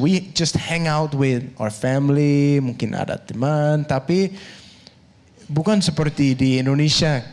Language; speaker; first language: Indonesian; non-native, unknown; Danish